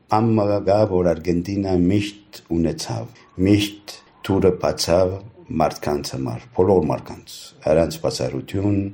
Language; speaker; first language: Armenian; early bilingual, heritage; Armenian